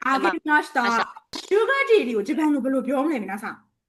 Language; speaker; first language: Japanese; non-native, fluent; Burmese